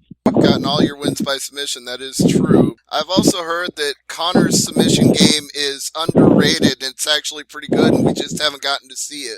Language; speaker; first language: English; native; English